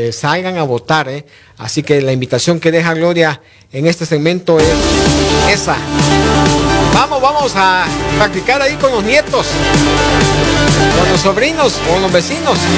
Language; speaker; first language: Spanish; native; Spanish